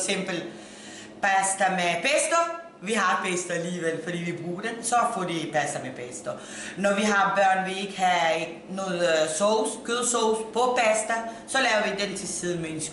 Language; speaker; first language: Danish; non-native, fluent; Italian